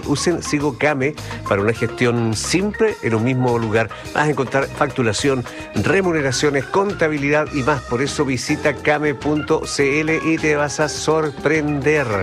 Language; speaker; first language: Spanish; native; Spanish